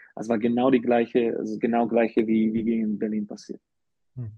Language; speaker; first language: German; non-native, fluent; Slovak